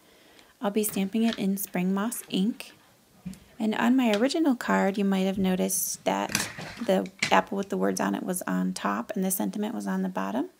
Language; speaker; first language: English; native; English